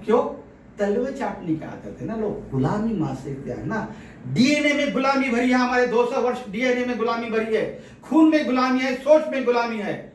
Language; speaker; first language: Hindi; native; Hindi